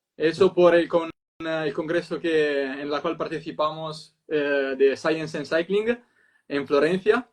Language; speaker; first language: Spanish; non-native, fluent; Italian